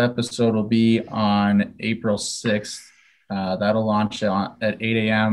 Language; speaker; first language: English; native; English